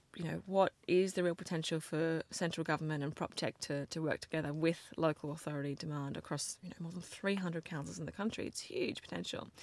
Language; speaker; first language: English; native; English